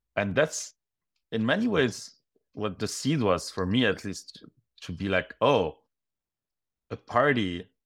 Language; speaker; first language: English; non-native, fluent; Arabic